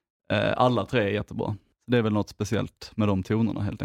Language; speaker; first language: Swedish; native; Swedish